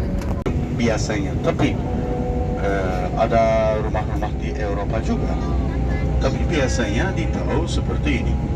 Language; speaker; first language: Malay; non-native, fluent; Turkish